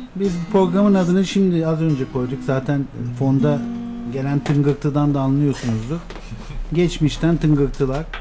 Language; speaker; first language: Turkish; native; Turkish